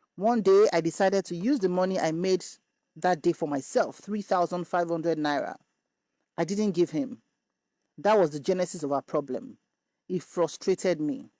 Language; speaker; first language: English; non-native, local second language; Yoruba